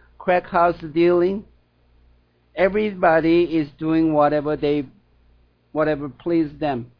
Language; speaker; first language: English; non-native, fluent; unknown